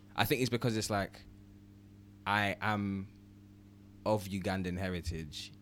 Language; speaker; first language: English; early bilingual, other home language; Ganda